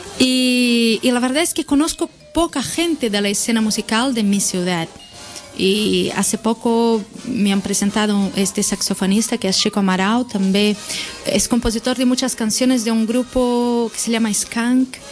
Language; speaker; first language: Spanish; non-native, fluent; Portuguese